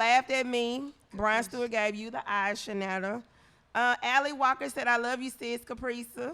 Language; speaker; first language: English; native; English